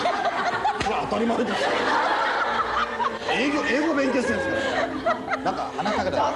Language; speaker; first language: Japanese; native; Japanese